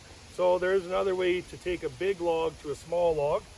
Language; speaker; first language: English; native; English